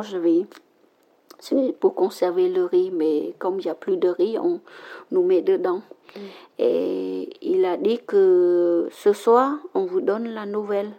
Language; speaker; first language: French; non-native, learner; Khmer